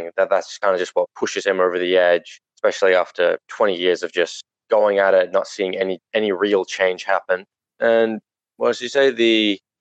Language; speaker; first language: English; native; English